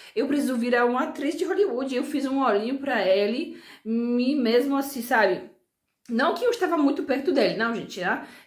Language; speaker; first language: Portuguese; non-native, fluent; Polish